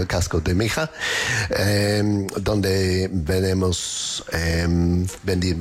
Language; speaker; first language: Spanish; non-native, fluent; English